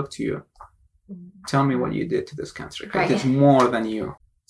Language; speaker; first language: English; non-native, fluent; Arabic